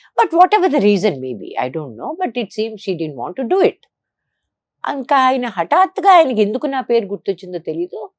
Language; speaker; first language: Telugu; native; Telugu